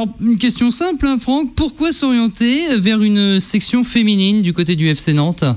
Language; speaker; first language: French; native; French